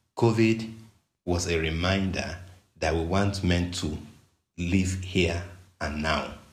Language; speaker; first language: English; non-native, local second language; Yoruba